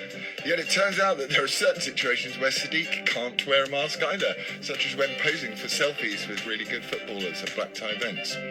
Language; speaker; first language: English; native; English